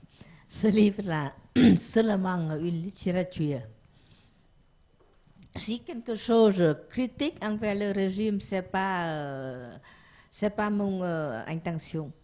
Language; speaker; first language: French; non-native, learner; Vietnamese